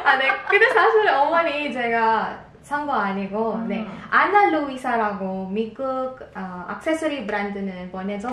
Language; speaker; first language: Korean; non-native, fluent; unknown